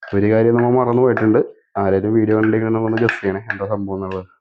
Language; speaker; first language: Malayalam; native; Malayalam